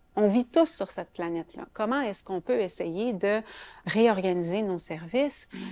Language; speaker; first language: French; native; French